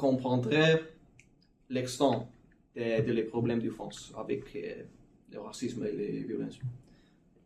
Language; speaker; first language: French; non-native, learner; English